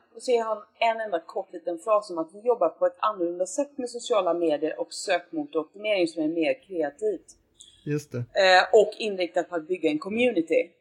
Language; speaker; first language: Swedish; native; Swedish